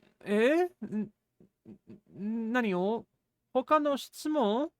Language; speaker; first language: Japanese; non-native, fluent; English